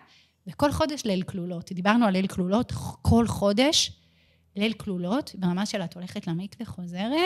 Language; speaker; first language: Hebrew; native; Hebrew